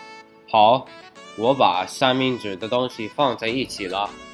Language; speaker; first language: Chinese; non-native, learner; English